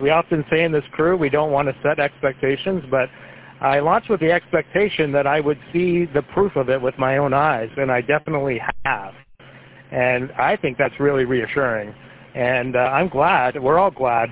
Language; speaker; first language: English; native; English